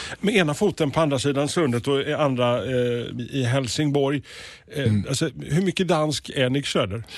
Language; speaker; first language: Swedish; native; Swedish